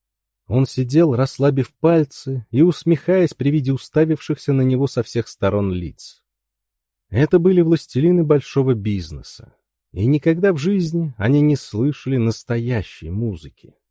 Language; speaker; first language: Russian; native; Russian